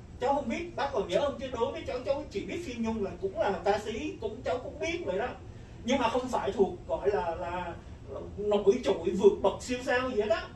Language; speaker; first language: Vietnamese; early bilingual, heritage; Vietnamese